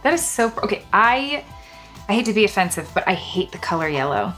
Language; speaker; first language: English; native; English